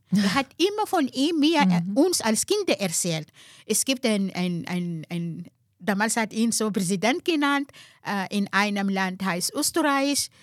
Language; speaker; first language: German; non-native, fluent; Arabic